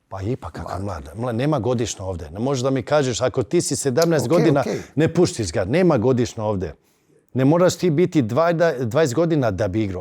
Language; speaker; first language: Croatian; early bilingual, heritage; Bosnian